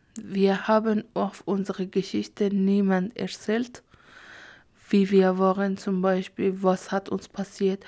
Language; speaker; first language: German; non-native, learner; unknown